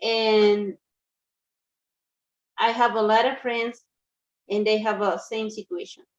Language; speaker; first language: English; non-native, learner; Spanish